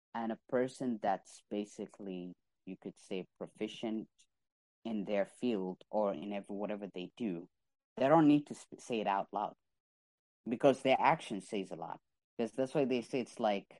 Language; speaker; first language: English; non-native, fluent; Arabic